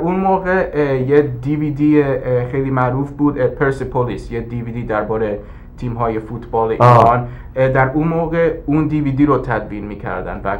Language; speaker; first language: Persian; early bilingual, heritage; English